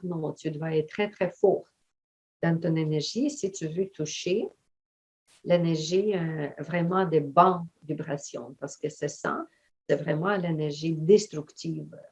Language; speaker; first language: French; non-native, fluent; Ukrainian